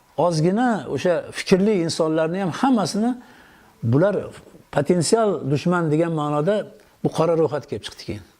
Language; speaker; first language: Uzbek; native; Uzbek